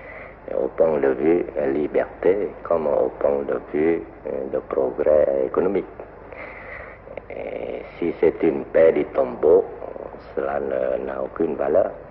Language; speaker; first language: French; non-native, local second language; Vietnamese